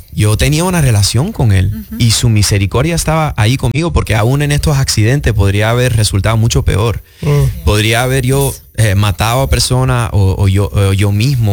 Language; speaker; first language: Spanish; early bilingual, heritage; Spanish